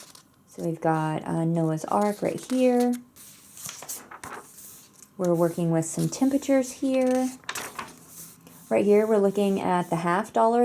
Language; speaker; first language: English; native; English